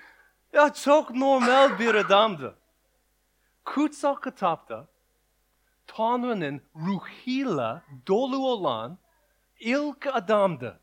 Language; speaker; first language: Turkish; non-native, learner; English